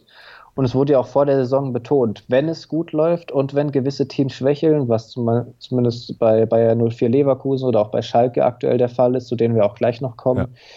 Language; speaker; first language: German; native; German